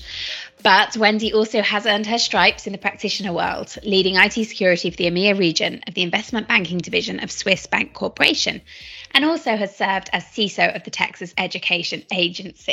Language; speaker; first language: English; native; English